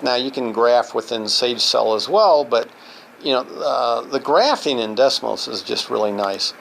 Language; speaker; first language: English; native; English